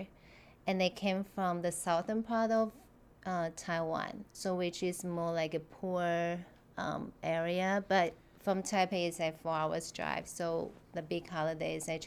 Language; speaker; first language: English; non-native, fluent; Chinese